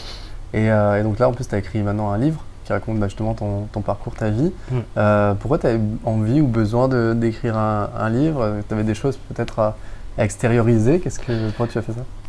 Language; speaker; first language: French; native; French